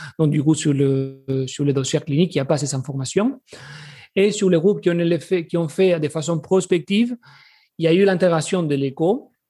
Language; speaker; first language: French; non-native, fluent; Spanish